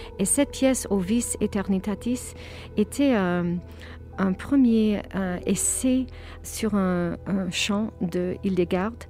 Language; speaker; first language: French; non-native, fluent; English